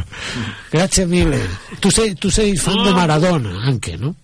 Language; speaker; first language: Italian; non-native, fluent; Catalan